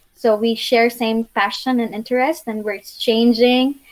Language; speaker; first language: English; non-native, local second language; Cebuano